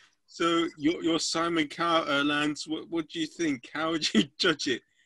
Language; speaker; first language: English; native; English